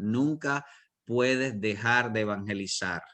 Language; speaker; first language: Spanish; native; Spanish